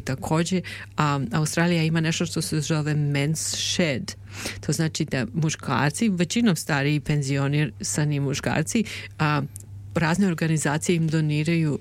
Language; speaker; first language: Serbian; native; Serbian